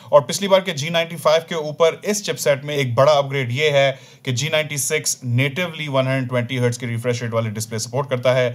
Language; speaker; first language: Urdu; native; Urdu